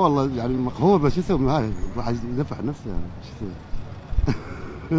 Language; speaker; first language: Arabic; native; Arabic